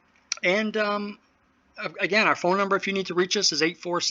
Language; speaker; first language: English; native; English